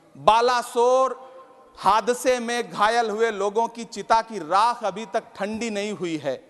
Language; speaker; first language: Hindi; native; Hindi